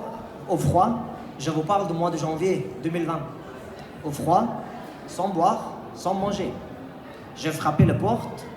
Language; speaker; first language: French; non-native, fluent; Persian